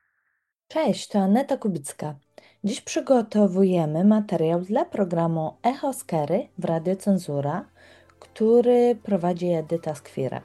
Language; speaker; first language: Polish; native; Polish